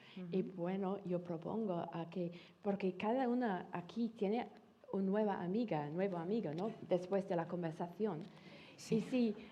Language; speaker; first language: Spanish; non-native, fluent; English